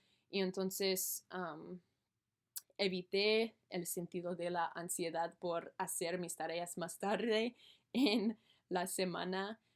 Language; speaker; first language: Spanish; non-native, learner; English